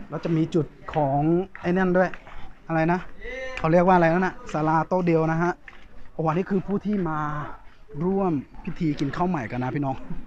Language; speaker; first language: Thai; non-native, local second language; Akha